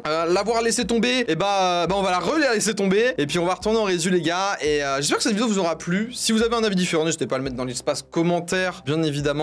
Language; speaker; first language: French; native; French